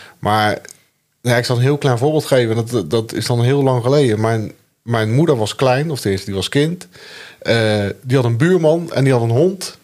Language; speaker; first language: Dutch; native; Dutch